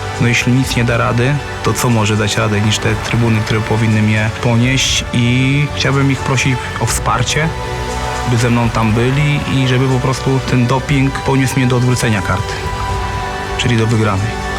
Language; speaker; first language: Polish; native; Polish